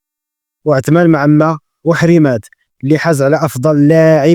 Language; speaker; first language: Arabic; native; Arabic